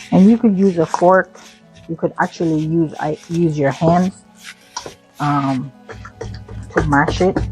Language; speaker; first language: English; native; English